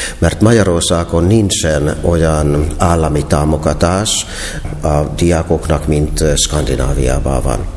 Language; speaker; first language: Hungarian; non-native, fluent; Finnish